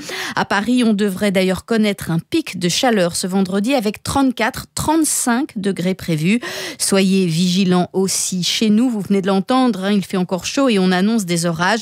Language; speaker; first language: French; native; French